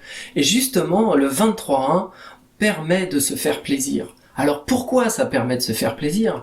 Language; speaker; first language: French; native; French